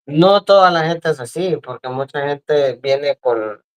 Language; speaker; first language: Spanish; early bilingual, other home language; English